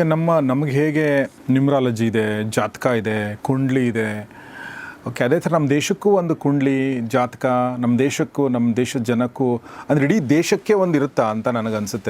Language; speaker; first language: Kannada; native; Kannada